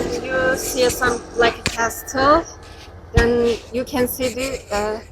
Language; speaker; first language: English; non-native, learner; Turkish